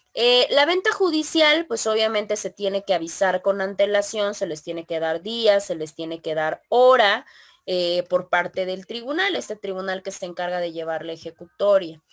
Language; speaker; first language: Spanish; native; Spanish